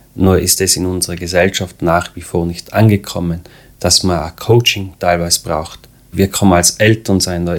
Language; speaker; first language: German; early bilingual, other home language; Croatian